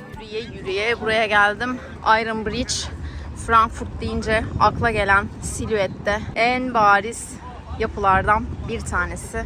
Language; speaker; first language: Turkish; native; Turkish